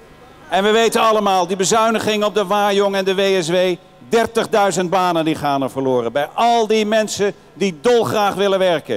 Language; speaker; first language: Dutch; native; Dutch